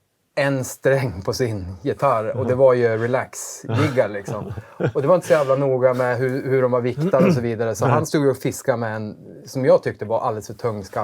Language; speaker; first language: Swedish; native; Swedish